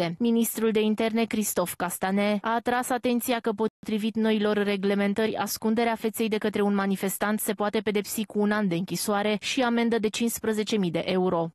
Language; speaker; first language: Romanian; native; Romanian